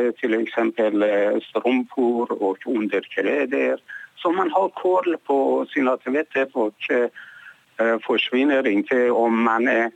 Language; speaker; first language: Swedish; non-native, learner; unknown